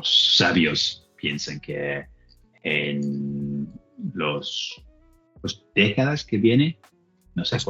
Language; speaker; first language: Spanish; non-native, learner; English